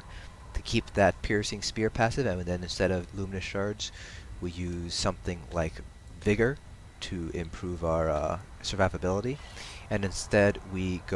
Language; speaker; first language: English; native; English